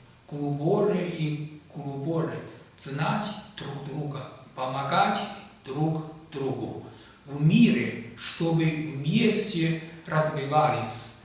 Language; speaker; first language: Russian; non-native, learner; Chinese